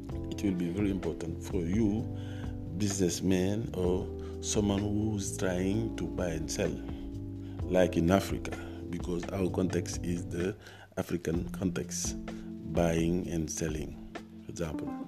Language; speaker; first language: English; non-native, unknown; Wolof